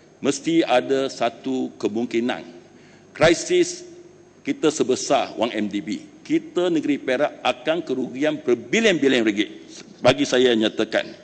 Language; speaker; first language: Malay; non-native, local second language; Chinese